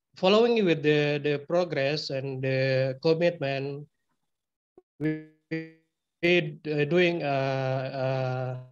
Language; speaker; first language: English; non-native, fluent; Indonesian